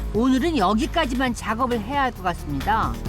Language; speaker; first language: Korean; native; Korean